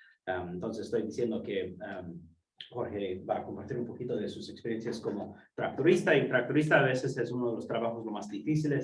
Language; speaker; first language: Spanish; non-native, fluent; English